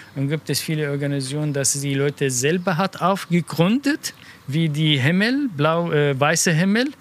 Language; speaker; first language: German; non-native, learner; Arabic